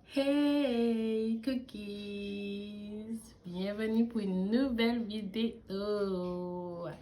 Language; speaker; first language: French; early bilingual, other home language; English